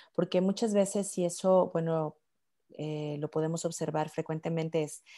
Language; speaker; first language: Spanish; native; Spanish